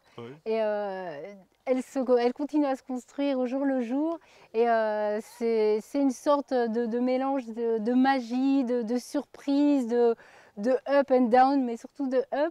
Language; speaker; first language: French; native; French